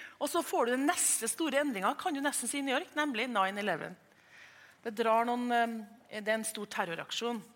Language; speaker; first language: Norwegian; native; Norwegian